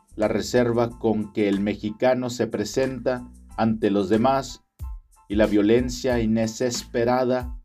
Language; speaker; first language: Spanish; native; Spanish